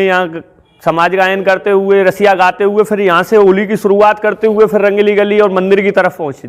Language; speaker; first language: Hindi; native; Hindi